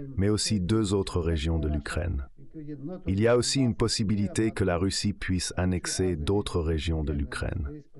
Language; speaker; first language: French; non-native, fluent; Ukrainian